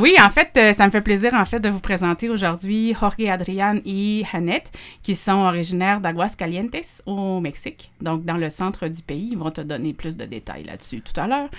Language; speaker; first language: French; native; French